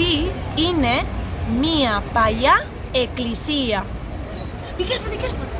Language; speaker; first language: Greek; non-native, learner; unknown